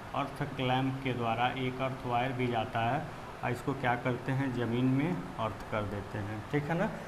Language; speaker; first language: Hindi; native; Hindi